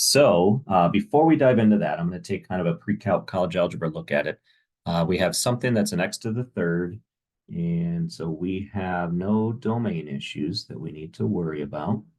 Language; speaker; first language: English; native; English